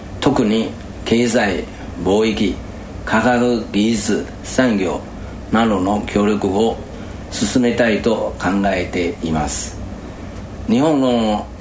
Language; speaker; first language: Japanese; non-native, fluent; Chinese